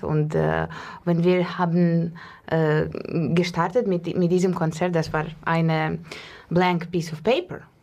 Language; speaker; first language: German; non-native, learner; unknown